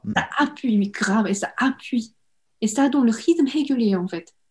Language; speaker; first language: French; non-native, fluent; Korean